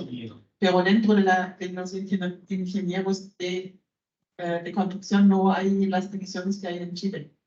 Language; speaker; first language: Spanish; non-native, fluent; German